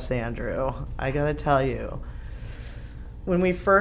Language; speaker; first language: English; native; English